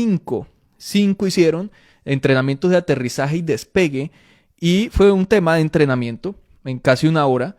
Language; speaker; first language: Spanish; native; Spanish